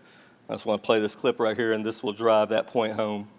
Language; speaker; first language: English; native; English